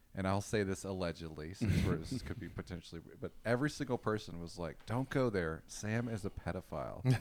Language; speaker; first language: English; native; English